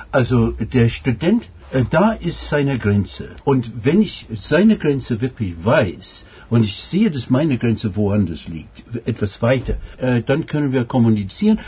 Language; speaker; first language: German; non-native, fluent; English